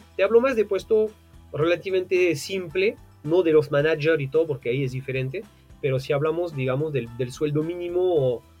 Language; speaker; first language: Spanish; non-native, fluent; French